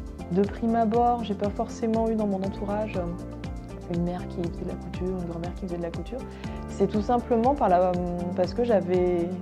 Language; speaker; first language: French; native; French